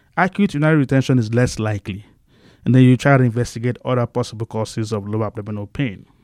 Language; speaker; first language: English; non-native, local second language; Igbo